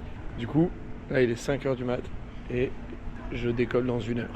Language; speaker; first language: French; native; French